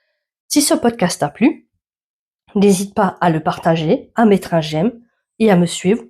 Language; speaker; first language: French; native; French